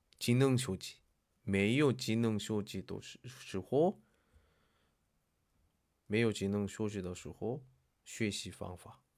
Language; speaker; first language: Chinese; non-native, learner; Korean